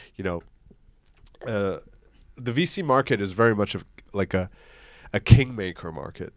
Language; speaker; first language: English; non-native, local second language; German